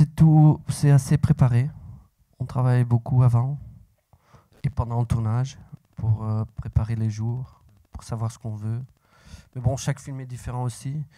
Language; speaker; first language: French; non-native, local second language; Dutch